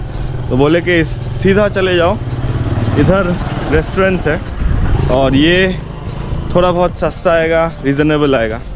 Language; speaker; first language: Hindi; non-native, local second language; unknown